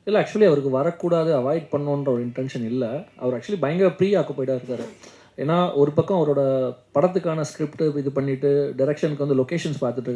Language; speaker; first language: Tamil; native; Tamil